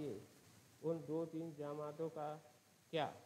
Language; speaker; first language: Hindi; native; Hindi